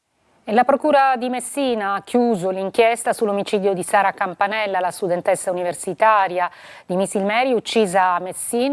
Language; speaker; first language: Italian; native; Italian